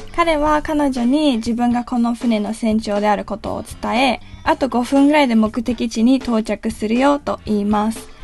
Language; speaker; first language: Japanese; native; Japanese